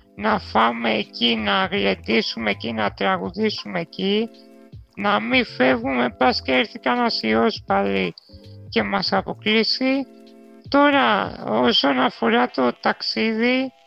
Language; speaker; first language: Greek; non-native, fluent; Romanian